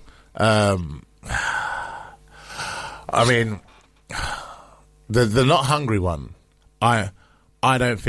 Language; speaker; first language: English; native; English